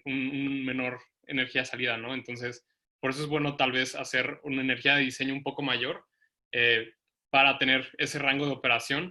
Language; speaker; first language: Spanish; native; Spanish